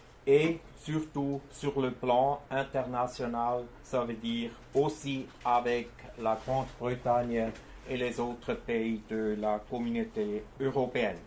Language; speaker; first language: French; non-native, fluent; German